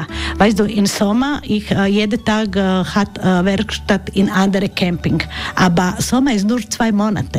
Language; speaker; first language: German; non-native, learner; Croatian